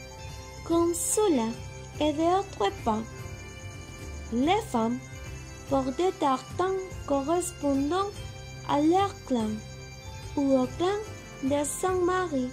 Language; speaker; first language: French; non-native, learner; Spanish